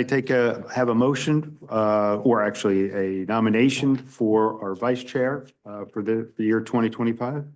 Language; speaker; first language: English; native; English